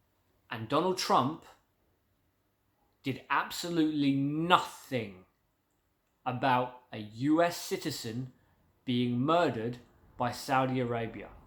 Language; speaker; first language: English; native; English